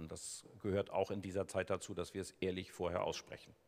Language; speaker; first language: German; native; German